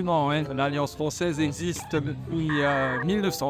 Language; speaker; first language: French; native; French